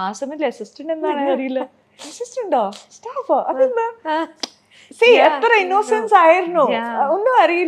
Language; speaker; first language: Malayalam; non-native, local second language; Punjabi